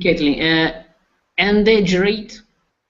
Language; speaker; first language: English; non-native, learner; Italian